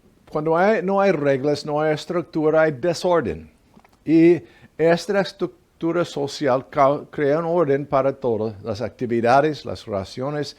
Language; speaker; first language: Spanish; non-native, fluent; English